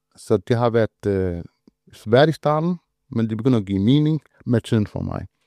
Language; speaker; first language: Danish; non-native, fluent; Arabic